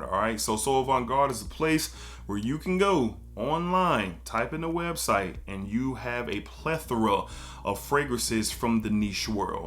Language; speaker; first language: English; native; English